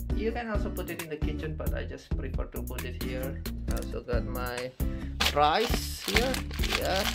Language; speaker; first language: English; non-native, fluent; Indonesian